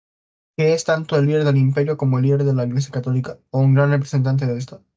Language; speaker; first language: Spanish; native; Spanish